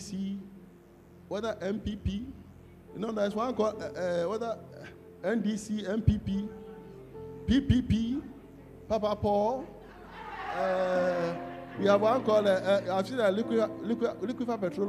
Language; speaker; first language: English; non-native, local second language; Akan